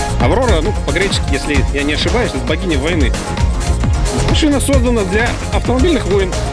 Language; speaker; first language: Russian; native; Russian